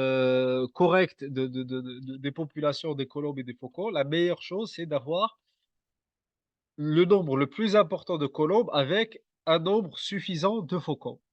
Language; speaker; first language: French; native; French